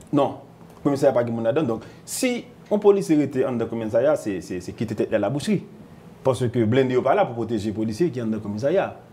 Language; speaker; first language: Haitian Creole; native; Haitian Creole